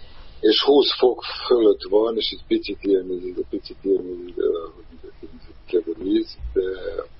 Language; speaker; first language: Hungarian; non-native, fluent; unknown